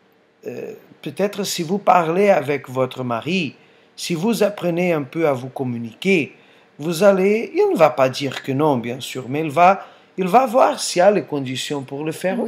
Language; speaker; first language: French; non-native, fluent; Portuguese